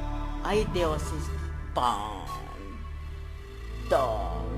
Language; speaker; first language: Portuguese; non-native, learner; Japanese